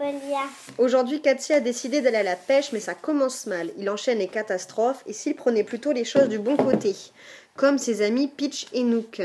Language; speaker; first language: French; native; French